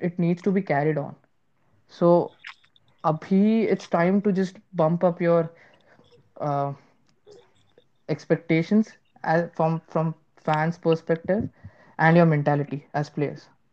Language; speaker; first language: English; non-native, local second language; Hindi